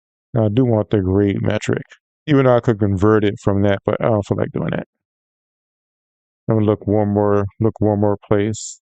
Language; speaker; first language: English; native; English